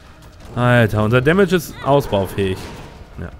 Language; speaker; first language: German; native; German